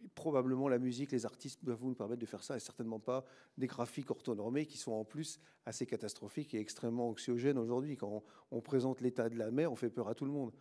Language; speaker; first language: French; native; French